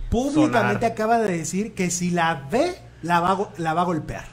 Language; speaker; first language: Spanish; native; Spanish